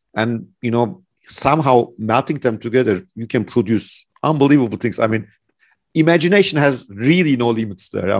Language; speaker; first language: English; non-native, fluent; Turkish